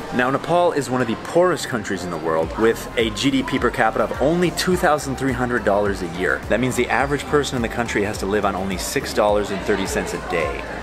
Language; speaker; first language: English; native; English